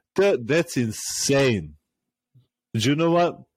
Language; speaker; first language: English; non-native, fluent; Serbian